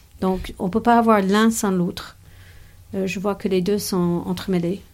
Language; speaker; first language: French; non-native, fluent; English